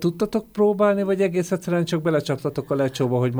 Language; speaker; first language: Hungarian; native; Hungarian